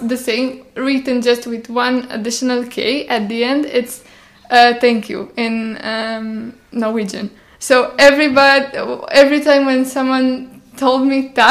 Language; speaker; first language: English; non-native, fluent; Romanian